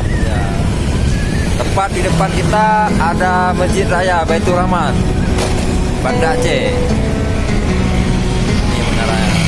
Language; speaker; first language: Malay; non-native, local second language; Achinese